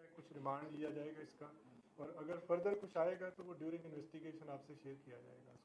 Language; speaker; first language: Hindi; non-native, local second language; Punjabi